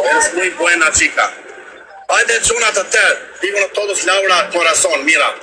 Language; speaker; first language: Spanish; non-native, learner; Albanian